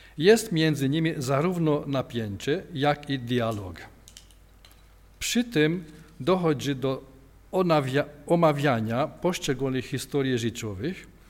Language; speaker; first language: Polish; non-native, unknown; Hungarian